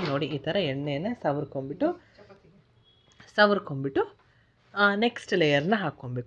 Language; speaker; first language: Kannada; native; Kannada